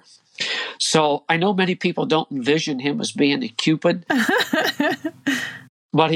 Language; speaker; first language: English; native; English